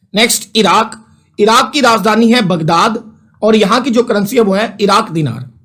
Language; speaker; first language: Hindi; non-native, local second language; Punjabi